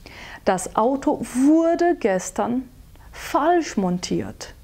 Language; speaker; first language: German; non-native, fluent; Portuguese